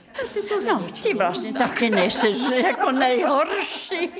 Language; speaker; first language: Czech; non-native, fluent; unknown